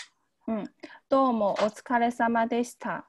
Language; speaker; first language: Japanese; non-native, fluent; Chinese